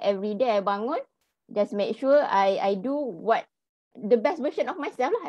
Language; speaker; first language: English; non-native, local second language; Malay